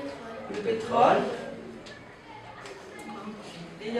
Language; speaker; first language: French; native; French